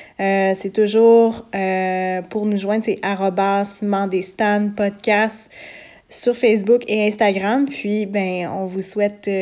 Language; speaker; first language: French; native; French